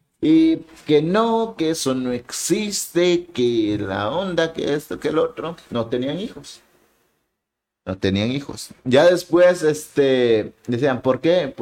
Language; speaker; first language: Spanish; native; Spanish